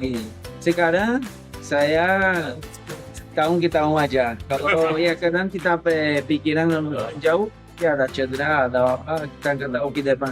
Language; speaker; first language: Indonesian; non-native, fluent; Portuguese